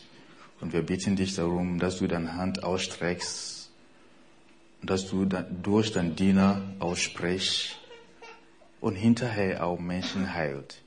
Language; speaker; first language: German; non-native, fluent; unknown